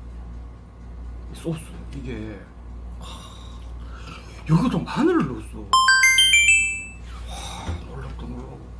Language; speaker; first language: Korean; native; Korean